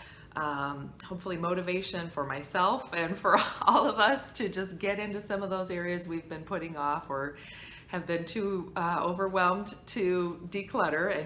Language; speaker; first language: English; native; English